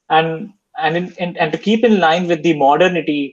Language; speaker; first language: English; non-native, local second language; Hindi